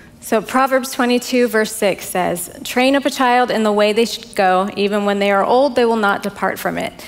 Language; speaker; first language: English; native; English